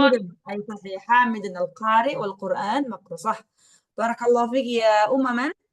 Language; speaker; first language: Arabic; non-native, fluent; Indonesian